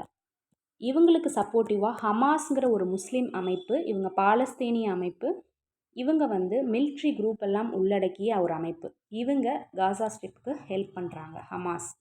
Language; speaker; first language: Tamil; native; Tamil